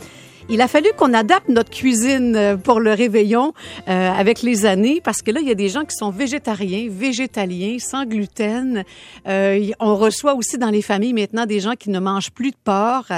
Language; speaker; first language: French; native; French